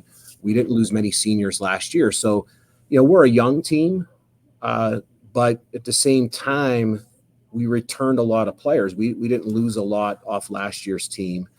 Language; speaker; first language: English; native; English